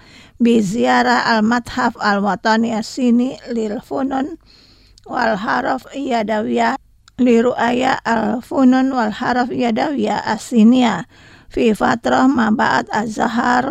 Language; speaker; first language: Arabic; non-native, learner; Indonesian